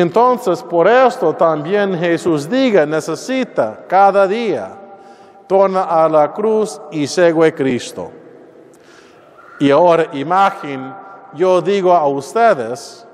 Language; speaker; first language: Spanish; non-native, learner; English